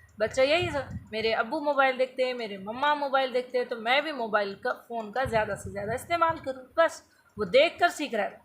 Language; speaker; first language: Urdu; native; Urdu